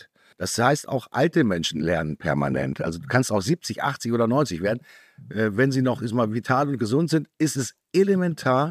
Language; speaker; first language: German; native; German